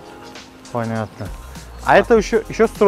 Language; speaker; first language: Russian; non-native, fluent; Uzbek